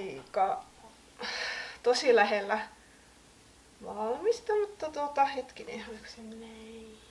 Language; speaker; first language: Finnish; native; Finnish